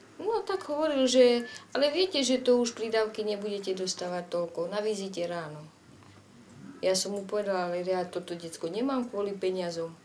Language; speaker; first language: Slovak; non-native, local second language; Romany